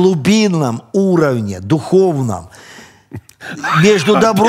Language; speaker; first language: Russian; native; Russian